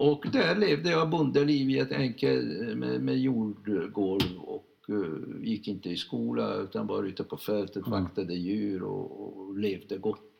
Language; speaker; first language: Swedish; non-native, fluent; Hungarian